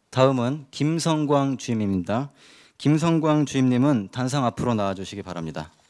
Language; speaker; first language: Korean; native; Korean